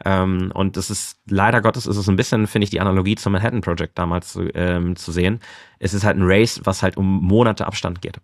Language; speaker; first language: German; native; German